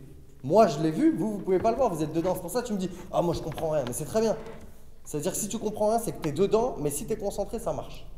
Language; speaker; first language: French; native; French